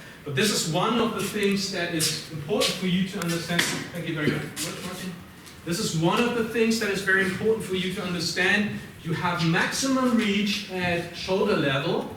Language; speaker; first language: English; non-native, fluent; German